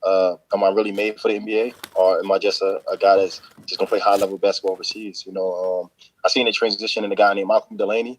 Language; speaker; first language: English; native; English